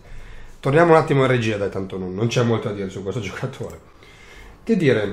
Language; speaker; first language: Italian; native; Italian